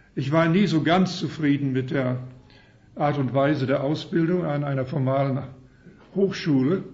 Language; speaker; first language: German; early bilingual, heritage; German